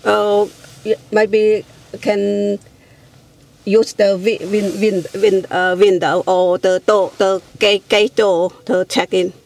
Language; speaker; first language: English; non-native, learner; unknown